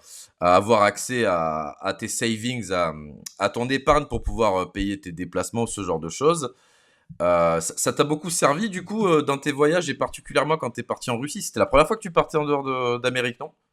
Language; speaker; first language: French; native; French